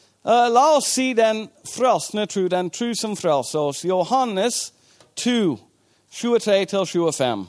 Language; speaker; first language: Norwegian; non-native, fluent; English